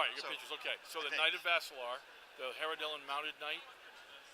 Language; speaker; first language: English; native; English